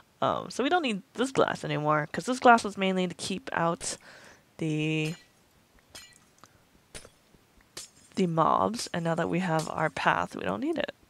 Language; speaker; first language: English; native; English